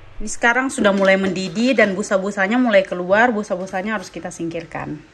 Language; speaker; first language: Indonesian; native; Indonesian